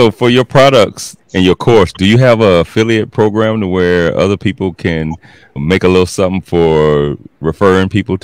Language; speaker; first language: English; native; English